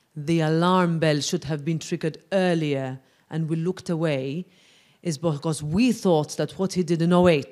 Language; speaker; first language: English; non-native, local second language; Maltese